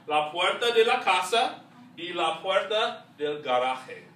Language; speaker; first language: Spanish; non-native, fluent; English